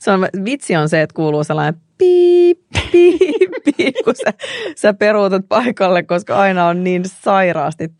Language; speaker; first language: Finnish; native; Finnish